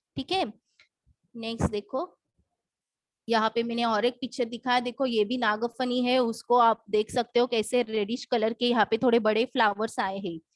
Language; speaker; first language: Hindi; non-native, local second language; Marathi